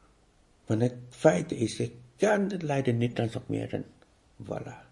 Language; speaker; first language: Dutch; non-native, fluent; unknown